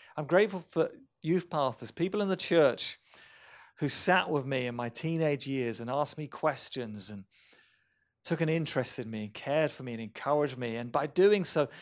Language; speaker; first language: English; native; English